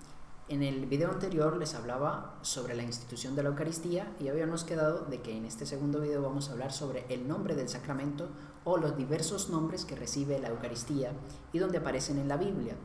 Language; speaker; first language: Spanish; native; Spanish